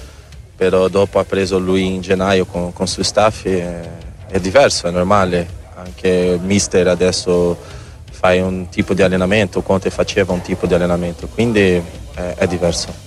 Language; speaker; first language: Italian; non-native, learner; Portuguese